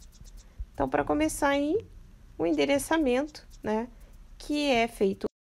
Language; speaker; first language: Portuguese; native; Portuguese